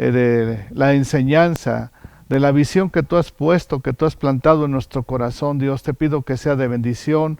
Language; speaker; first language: Spanish; native; Spanish